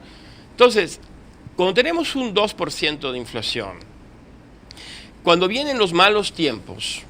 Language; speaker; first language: Spanish; native; Spanish